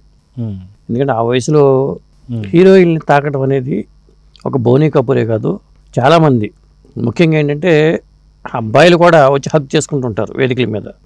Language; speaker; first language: Telugu; native; Telugu